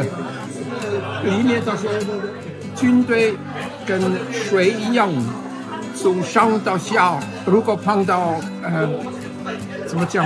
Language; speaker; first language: Chinese; non-native, fluent; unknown